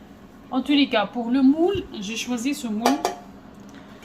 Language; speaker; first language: French; non-native, fluent; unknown